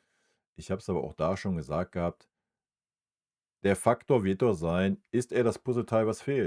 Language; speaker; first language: German; native; German